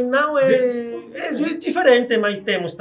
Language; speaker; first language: Portuguese; non-native, fluent; Spanish